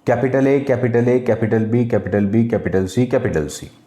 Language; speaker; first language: Hindi; non-native, local second language; Marathi